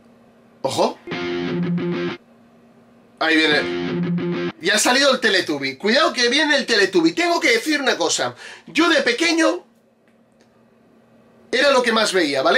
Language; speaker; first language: Spanish; native; Spanish